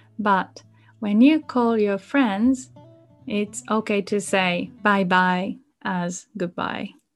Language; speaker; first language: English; non-native, fluent; Japanese